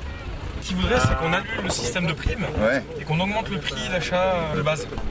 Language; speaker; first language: French; native; French